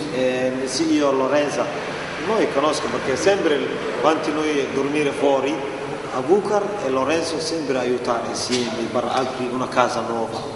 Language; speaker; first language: Italian; non-native, learner; Somali